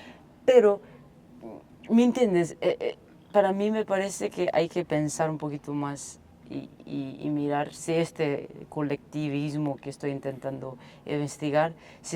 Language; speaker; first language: Spanish; non-native, fluent; Portuguese